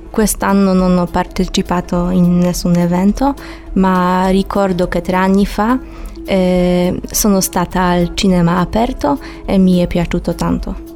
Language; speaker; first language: Italian; non-native, fluent; Polish